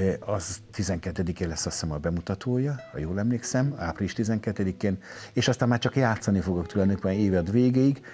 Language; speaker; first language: Hungarian; native; Hungarian